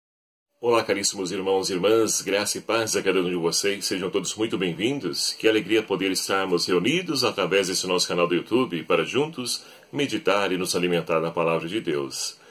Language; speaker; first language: Portuguese; native; Portuguese